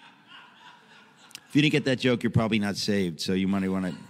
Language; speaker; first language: English; native; English